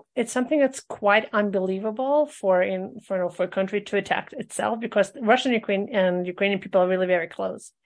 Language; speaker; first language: English; early bilingual, other home language; Russian